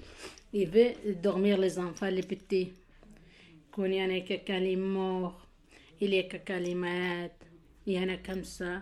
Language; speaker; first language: French; non-native, learner; Kurdish